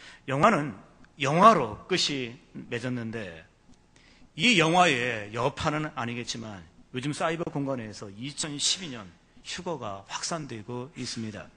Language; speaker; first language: Korean; native; Korean